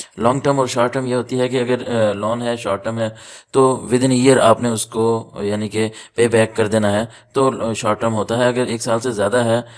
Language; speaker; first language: Urdu; native; Urdu